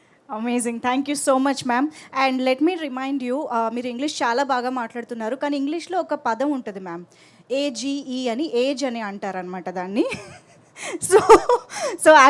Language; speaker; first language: Telugu; native; Telugu